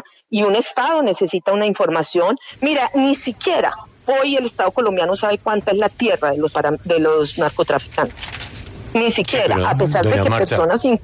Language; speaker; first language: Spanish; native; Spanish